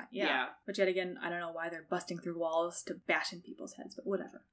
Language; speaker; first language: English; native; English